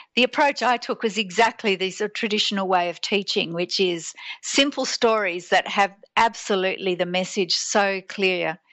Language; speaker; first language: English; native; English